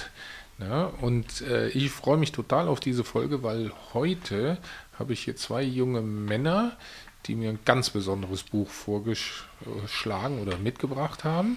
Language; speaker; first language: German; native; German